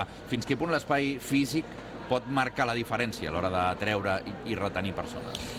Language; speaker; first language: Catalan; native; Catalan